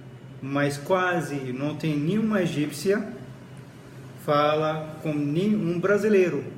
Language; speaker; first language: Portuguese; non-native, fluent; Arabic